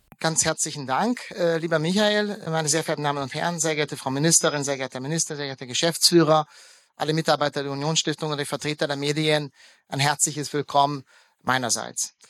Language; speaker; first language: German; early bilingual, other home language; Hungarian